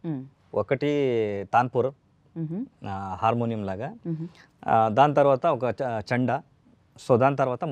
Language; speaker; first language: Telugu; non-native, learner; Kannada